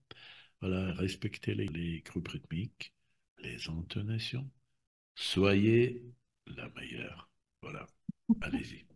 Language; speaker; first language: French; non-native, fluent; Russian